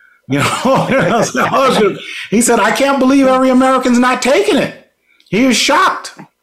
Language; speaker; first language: English; native; English